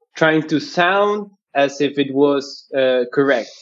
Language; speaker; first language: English; non-native, fluent; Spanish